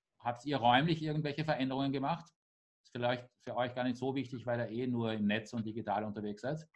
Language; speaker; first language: German; native; German